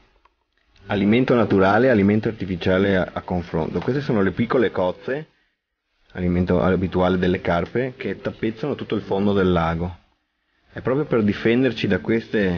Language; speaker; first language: Italian; native; Italian